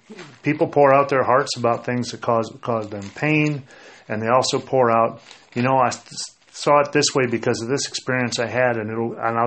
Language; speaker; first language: English; native; English